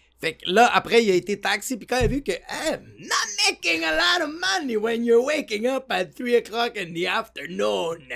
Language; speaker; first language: French; native; French